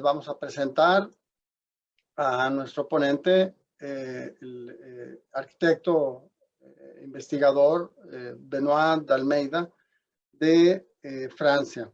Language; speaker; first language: Spanish; native; Spanish